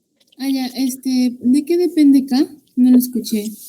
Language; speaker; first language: Spanish; native; Spanish